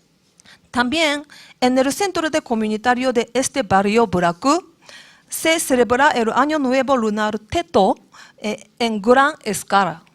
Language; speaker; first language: Spanish; non-native, learner; Japanese